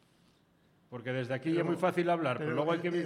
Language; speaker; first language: Spanish; native; Spanish